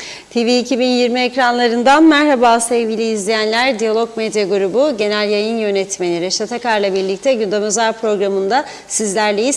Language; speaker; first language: Turkish; native; Turkish